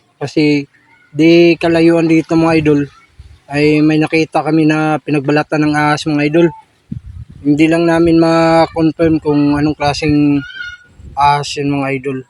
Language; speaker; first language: Filipino; non-native, local second language; Cebuano